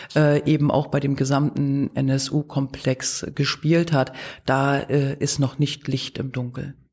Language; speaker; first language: German; native; German